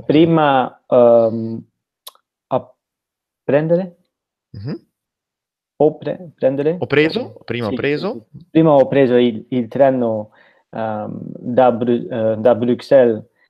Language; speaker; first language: Italian; non-native, learner; Dutch